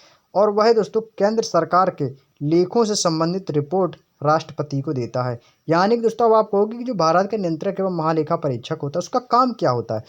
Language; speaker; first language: Hindi; native; Hindi